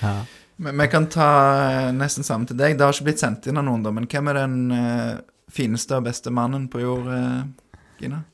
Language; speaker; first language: Norwegian; native; Norwegian